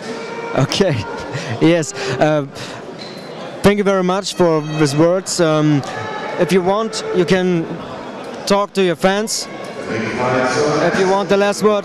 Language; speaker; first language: English; non-native, learner; German